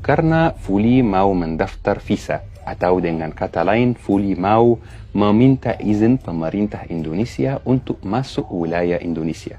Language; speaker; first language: Indonesian; non-native, fluent; Arabic